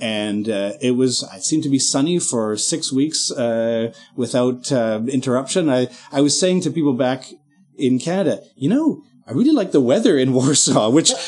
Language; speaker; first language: English; native; English